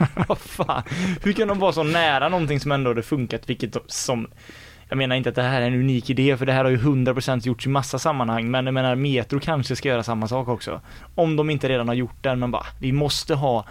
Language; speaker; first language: Swedish; native; Swedish